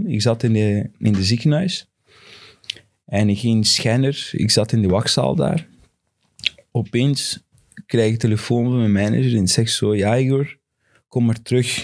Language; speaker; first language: Dutch; non-native, fluent; Portuguese